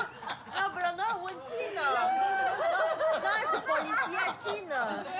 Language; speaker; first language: Spanish; non-native, fluent; Chinese